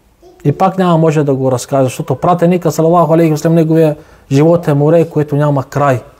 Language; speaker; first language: Bulgarian; non-native, local second language; Turkish